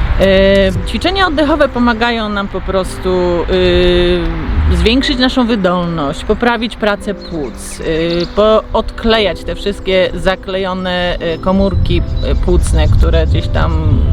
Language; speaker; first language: Polish; native; Polish